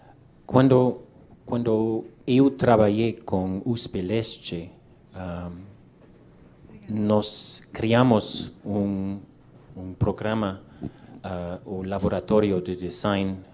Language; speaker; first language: Portuguese; non-native, learner; English